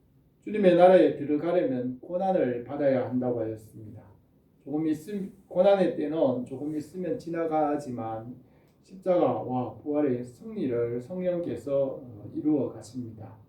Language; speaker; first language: Korean; native; Korean